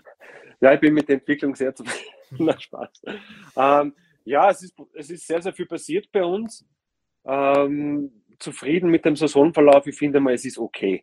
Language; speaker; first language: German; native; German